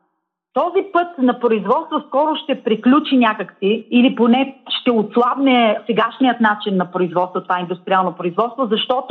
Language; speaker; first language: Bulgarian; native; Bulgarian